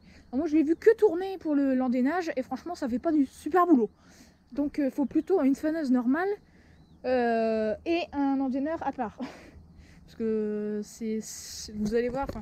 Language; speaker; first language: French; native; French